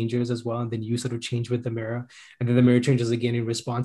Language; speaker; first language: English; non-native, local second language; Sinhala